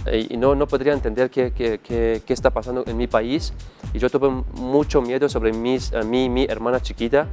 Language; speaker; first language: Spanish; non-native, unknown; Arabic